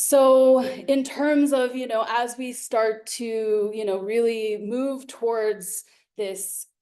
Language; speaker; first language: English; native; English